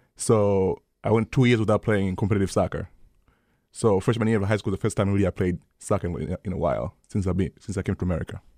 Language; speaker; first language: English; early bilingual, other home language; Swahili